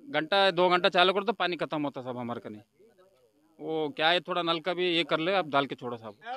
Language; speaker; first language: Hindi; native; Hindi